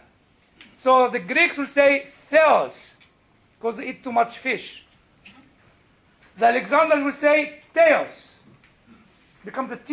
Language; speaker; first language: English; non-native, fluent; Arabic